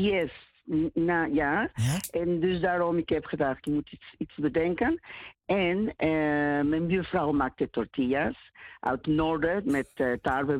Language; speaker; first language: Dutch; non-native, learner; Spanish